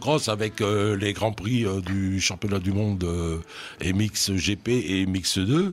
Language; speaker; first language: French; native; French